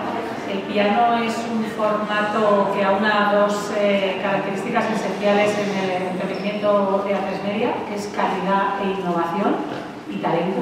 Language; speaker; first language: Spanish; native; Spanish